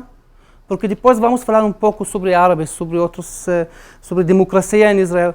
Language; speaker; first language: Portuguese; non-native, learner; Arabic